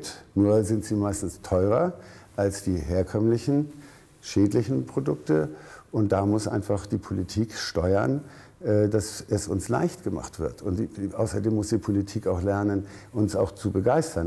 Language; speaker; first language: German; native; German